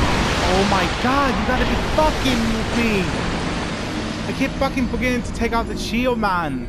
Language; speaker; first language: English; native; English